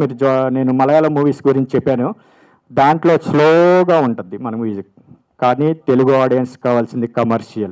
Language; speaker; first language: Telugu; native; Telugu